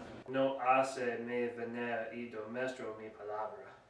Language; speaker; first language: Spanish; non-native, learner; English